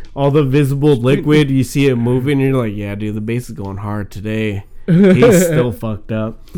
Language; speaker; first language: English; early bilingual, other home language; Spanish